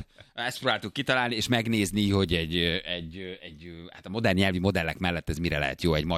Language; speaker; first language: Hungarian; native; Hungarian